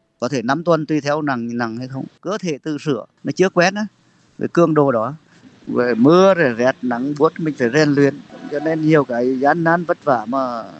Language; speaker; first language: Vietnamese; native; Vietnamese